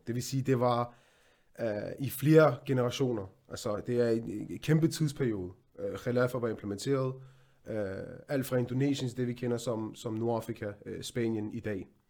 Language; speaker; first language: Danish; early bilingual, other home language; Arabic